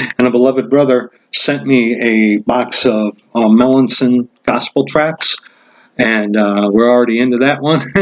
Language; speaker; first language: English; native; English